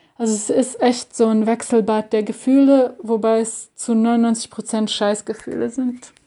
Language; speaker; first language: German; early bilingual, other home language; Bosnian